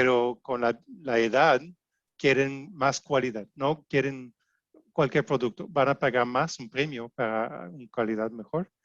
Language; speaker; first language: Spanish; non-native, fluent; French